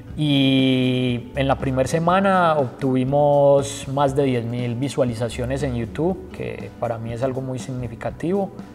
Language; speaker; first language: Spanish; native; Spanish